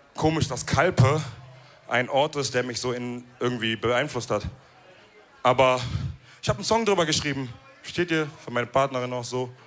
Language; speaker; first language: German; early bilingual, other home language; Wolof